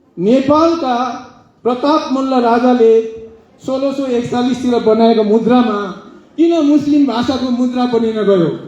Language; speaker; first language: Nepali; native; Nepali